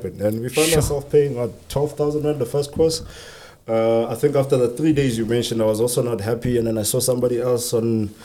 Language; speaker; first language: English; non-native, local second language; Southern Sotho